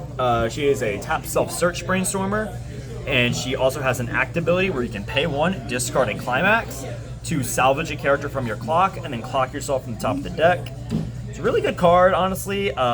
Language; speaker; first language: English; native; English